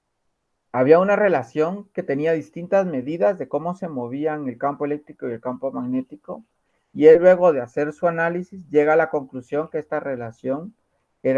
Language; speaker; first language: Spanish; native; Spanish